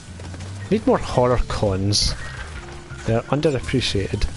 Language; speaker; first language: English; native; English